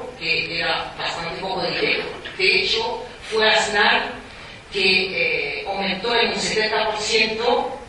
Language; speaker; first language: Spanish; non-native, fluent; French